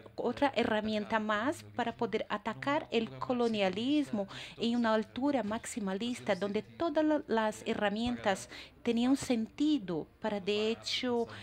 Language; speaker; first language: Spanish; non-native, fluent; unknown